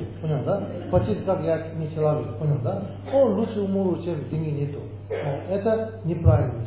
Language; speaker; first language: Russian; non-native, learner; Tibetan